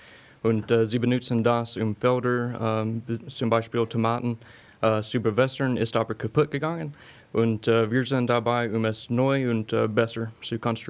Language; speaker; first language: German; non-native, fluent; English